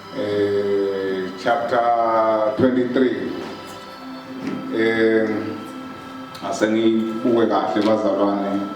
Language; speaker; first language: Zulu; non-native, local second language; Swati